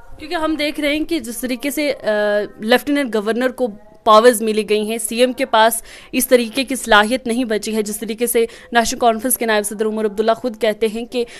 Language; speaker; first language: Hindi; non-native, local second language; Kashmiri